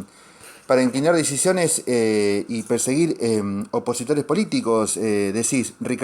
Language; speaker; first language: Spanish; native; Spanish